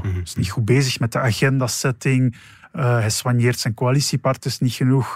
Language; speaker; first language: Dutch; native; Dutch